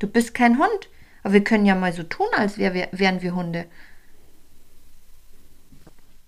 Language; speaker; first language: German; native; German